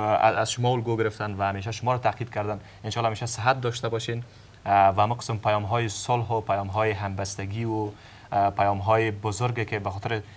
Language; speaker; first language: Persian; native; Persian